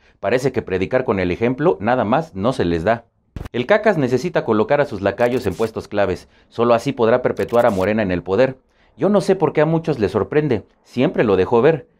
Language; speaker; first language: Spanish; native; Spanish